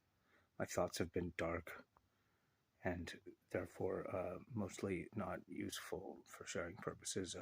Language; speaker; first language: English; native; English